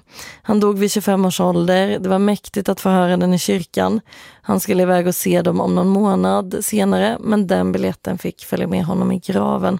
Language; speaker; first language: Swedish; native; Swedish